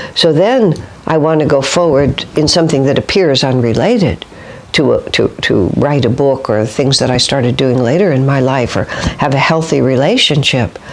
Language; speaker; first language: English; native; English